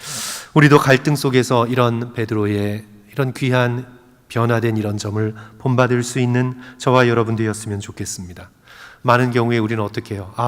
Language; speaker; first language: Korean; native; Korean